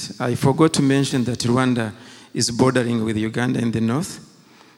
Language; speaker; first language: English; non-native, local second language; Kinyarwanda